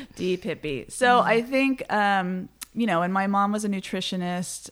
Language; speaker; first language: English; native; English